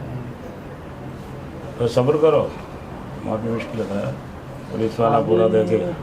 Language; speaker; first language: Hindi; non-native, local second language; Malayalam